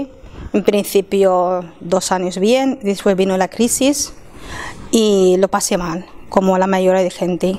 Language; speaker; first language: Spanish; non-native, fluent; Arabic